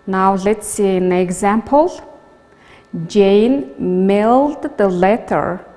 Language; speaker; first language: English; non-native, learner; Mongolian